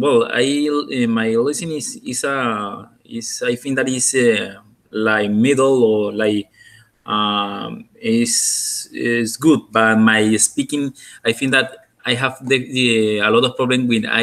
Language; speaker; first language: English; non-native, learner; Spanish